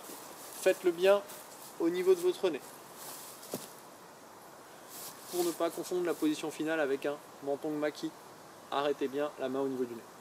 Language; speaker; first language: French; native; French